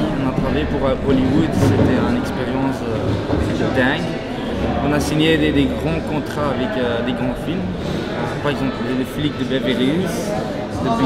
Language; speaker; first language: French; non-native, local second language; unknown